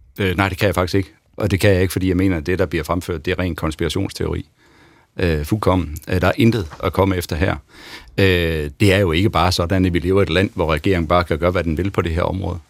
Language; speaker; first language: Danish; native; Danish